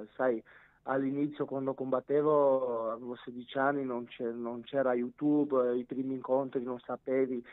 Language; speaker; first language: Italian; non-native, fluent; Armenian